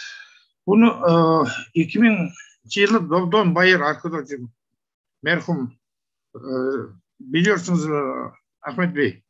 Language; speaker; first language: Turkish; non-native, learner; Kazakh